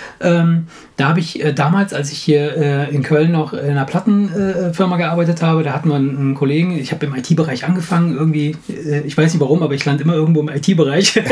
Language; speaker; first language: German; non-native, fluent; Italian